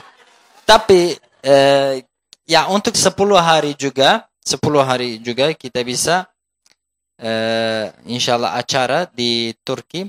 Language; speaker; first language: Indonesian; non-native, fluent; Turkish